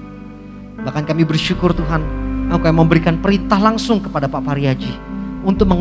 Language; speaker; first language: Indonesian; native; Indonesian